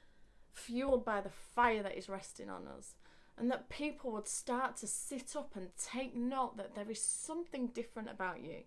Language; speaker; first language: English; native; English